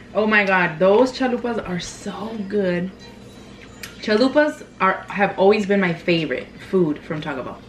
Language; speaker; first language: English; early bilingual, other home language; Spanish